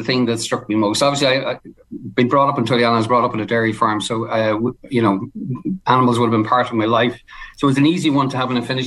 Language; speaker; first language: English; native; English